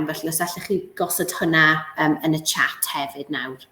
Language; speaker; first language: Welsh; native; Welsh